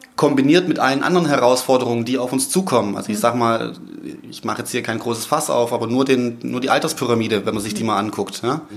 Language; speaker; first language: German; native; German